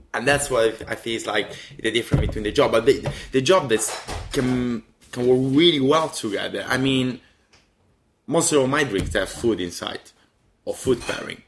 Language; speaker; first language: English; non-native, fluent; Italian